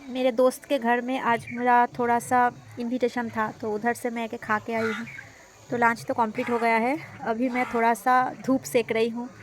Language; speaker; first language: Hindi; non-native, local second language; Bangla